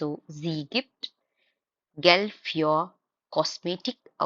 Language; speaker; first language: German; non-native, fluent; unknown